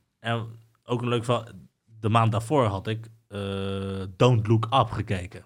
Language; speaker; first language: Dutch; early bilingual, other home language; Spanish